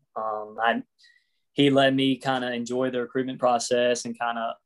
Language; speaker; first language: English; native; English